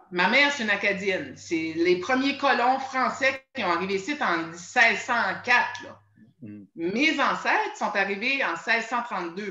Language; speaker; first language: French; native; French